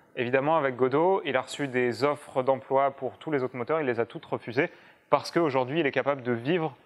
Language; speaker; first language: French; native; French